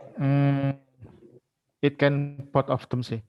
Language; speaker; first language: English; non-native, learner; Indonesian